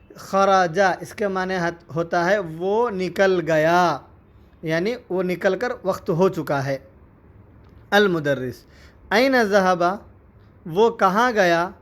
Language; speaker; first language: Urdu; native; Urdu